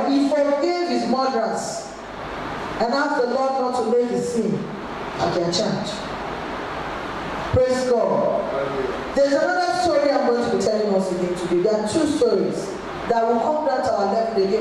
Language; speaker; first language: English; non-native, local second language; Yoruba